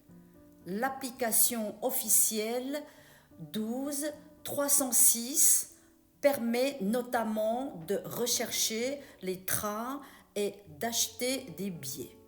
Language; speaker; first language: French; non-native, fluent; Chinese